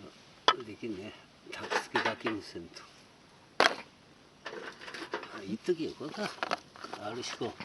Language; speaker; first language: Japanese; native; Japanese